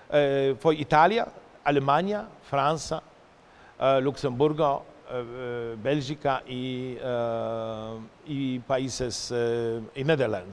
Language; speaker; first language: Portuguese; non-native, fluent; Polish